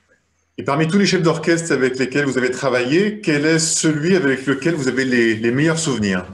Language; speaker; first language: French; native; French